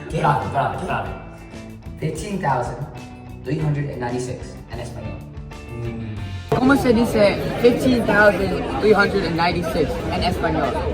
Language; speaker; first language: Spanish; non-native, learner; English